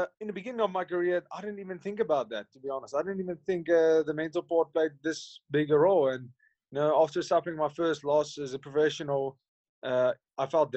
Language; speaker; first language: English; non-native, local second language; Afrikaans